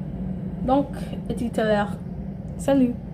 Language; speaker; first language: French; non-native, learner; English